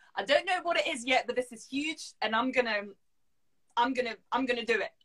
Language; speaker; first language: English; non-native, fluent; French